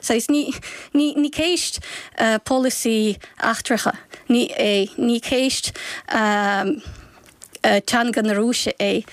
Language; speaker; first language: Irish; non-native, fluent; Ukrainian